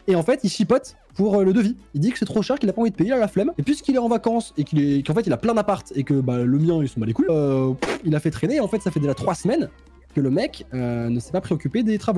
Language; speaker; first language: French; native; French